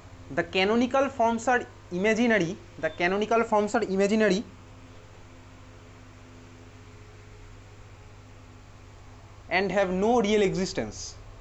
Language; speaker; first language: English; non-native, local second language; Bangla